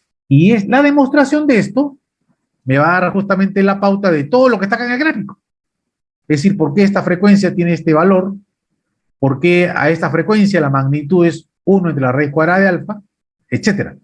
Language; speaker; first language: Spanish; native; Spanish